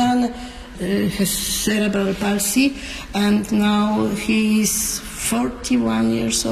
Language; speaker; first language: English; non-native, learner; Polish